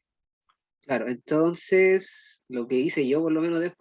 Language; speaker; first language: Spanish; native; Spanish